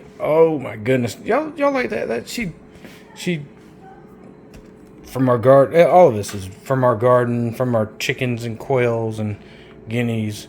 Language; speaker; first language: English; native; English